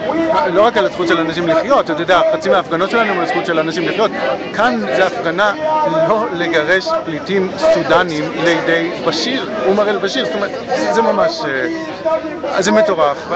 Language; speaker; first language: Hebrew; native; Hebrew